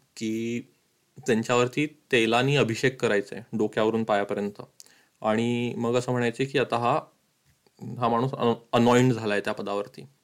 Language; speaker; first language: Marathi; early bilingual, heritage; Marathi